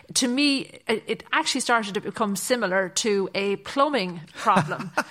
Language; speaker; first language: English; native; English